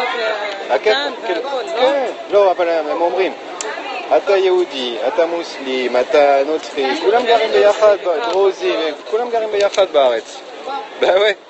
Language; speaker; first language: Hebrew; non-native, fluent; French